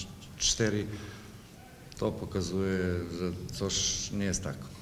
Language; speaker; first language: Polish; non-native, fluent; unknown